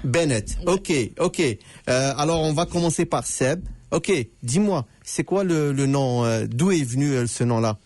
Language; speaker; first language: French; native; French